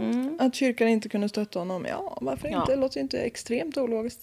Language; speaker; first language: Swedish; native; Swedish